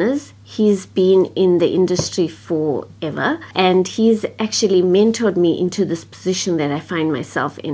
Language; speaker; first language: English; native; English